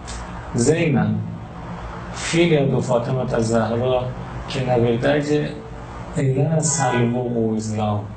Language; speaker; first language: Portuguese; non-native, learner; Persian